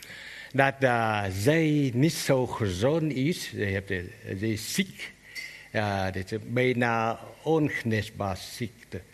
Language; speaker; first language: Dutch; non-native, learner; Vietnamese